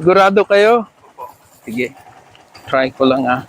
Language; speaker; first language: Filipino; non-native, learner; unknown